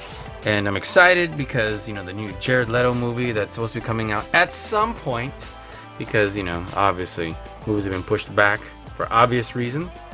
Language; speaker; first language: English; native; English